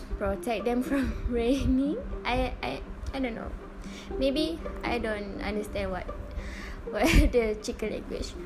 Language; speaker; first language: English; non-native, learner; Malay